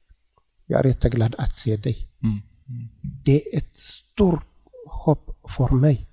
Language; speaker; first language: Swedish; non-native, learner; Tigrinya